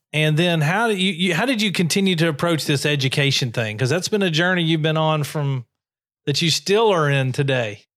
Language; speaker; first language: English; native; English